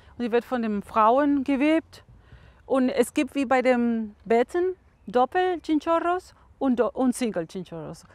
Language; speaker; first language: German; non-native, fluent; Spanish